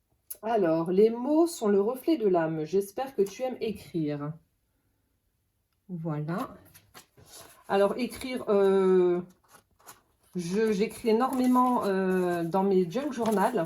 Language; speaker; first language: French; native; French